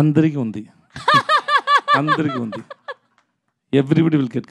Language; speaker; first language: Telugu; non-native, learner; Tamil